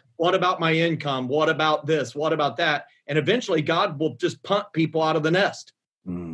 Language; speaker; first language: English; native; English